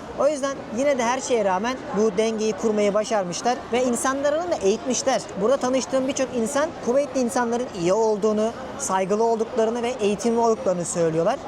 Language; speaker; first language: Turkish; native; Turkish